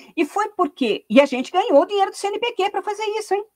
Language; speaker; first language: Portuguese; native; Portuguese